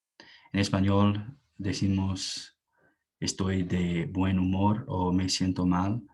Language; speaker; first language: Spanish; non-native, fluent; English